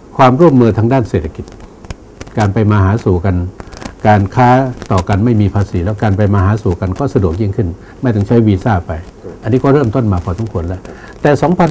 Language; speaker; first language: Thai; non-native, local second language; Northeastern Thai